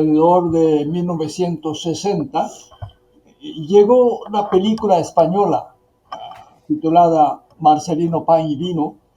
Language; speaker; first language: Spanish; non-native, fluent; Japanese